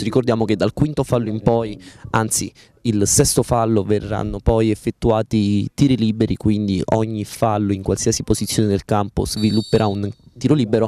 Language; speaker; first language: Italian; native; Italian